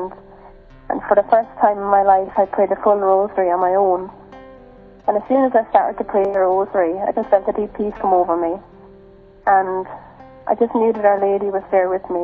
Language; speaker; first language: English; native; English